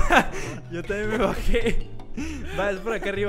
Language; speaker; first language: Spanish; native; Spanish